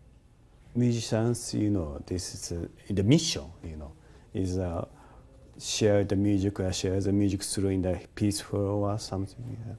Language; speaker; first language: English; non-native, learner; Japanese